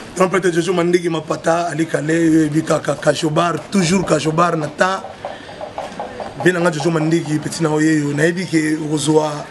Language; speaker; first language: Lingala; native; Lingala